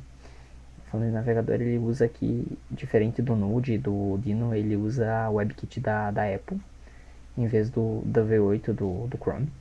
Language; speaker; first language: Portuguese; native; Portuguese